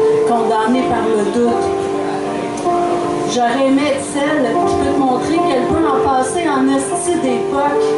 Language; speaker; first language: French; native; French